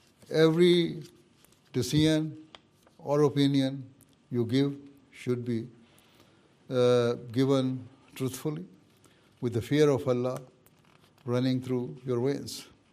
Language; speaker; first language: English; non-native, local second language; Urdu